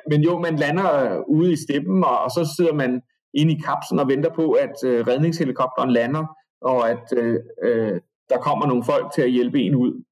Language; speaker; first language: Danish; native; Danish